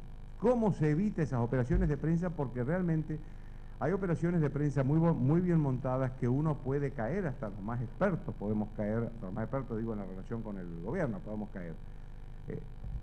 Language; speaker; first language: Spanish; native; Spanish